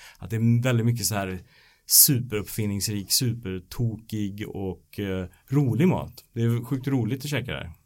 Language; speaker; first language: Swedish; native; Swedish